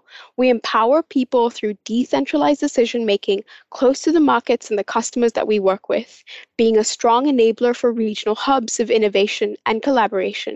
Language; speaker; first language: English; non-native, local second language; Cantonese